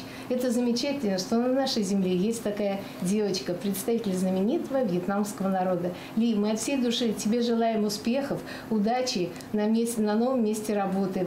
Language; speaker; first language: Russian; native; Russian